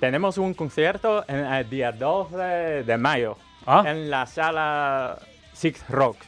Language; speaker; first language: Spanish; non-native, learner; Chinese